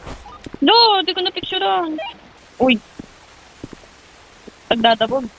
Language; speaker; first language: Filipino; native; Filipino